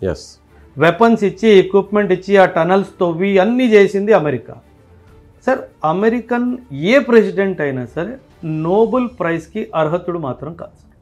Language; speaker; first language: Telugu; non-native, local second language; Punjabi